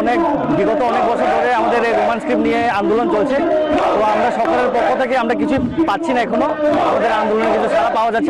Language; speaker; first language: Bangla; non-native, local second language; Kok Borok